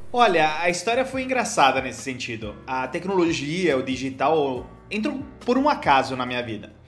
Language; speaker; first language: Portuguese; non-native, fluent; Italian